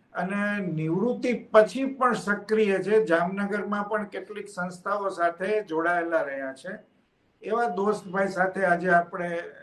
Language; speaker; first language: Gujarati; native; Gujarati